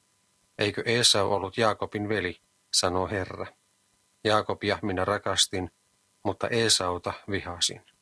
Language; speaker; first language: Finnish; native; Finnish